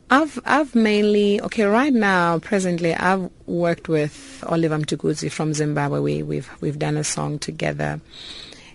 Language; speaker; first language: English; non-native, local second language; Northern Sotho